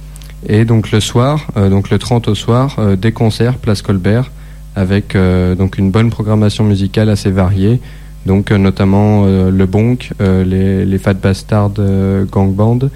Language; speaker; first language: French; native; French